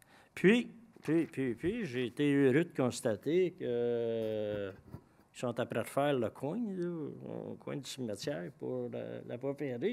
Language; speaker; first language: French; native; French